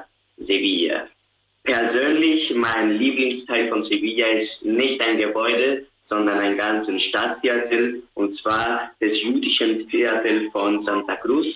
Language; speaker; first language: German; non-native, fluent; Spanish